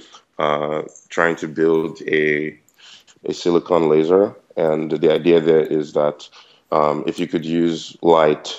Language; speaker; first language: English; non-native, local second language; Yoruba